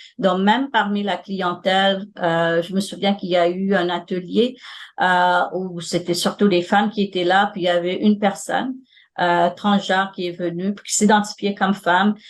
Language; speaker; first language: French; non-native, local second language; Morisyen